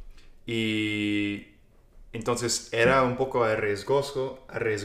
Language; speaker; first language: Spanish; non-native, fluent; English